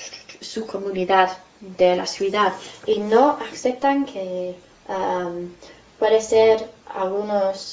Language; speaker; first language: Spanish; non-native, fluent; English